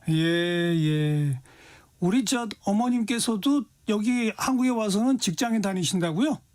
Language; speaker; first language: Korean; native; Korean